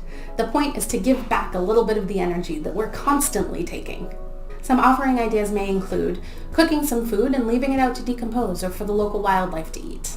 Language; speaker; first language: English; native; English